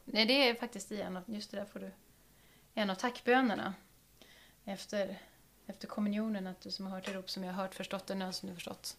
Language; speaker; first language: Swedish; native; Swedish